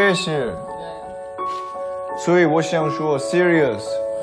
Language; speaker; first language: Chinese; non-native, learner; Korean